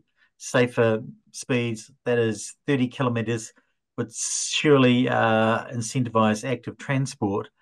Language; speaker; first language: English; native; English